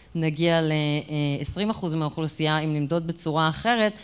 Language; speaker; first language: Hebrew; native; Hebrew